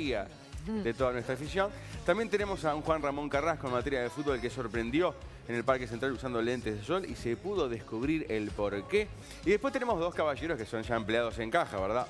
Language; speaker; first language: Spanish; native; Spanish